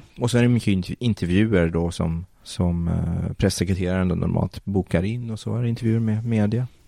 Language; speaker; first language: Swedish; early bilingual, other home language; Persian